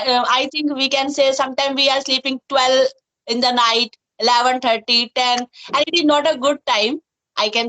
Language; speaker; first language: English; non-native, fluent; Hindi